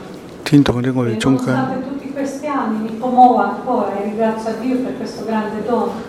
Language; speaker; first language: Italian; non-native, fluent; Croatian